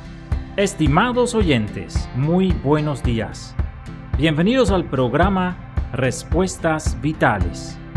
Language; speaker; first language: Spanish; native; Spanish